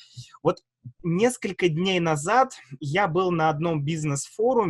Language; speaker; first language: Russian; native; Russian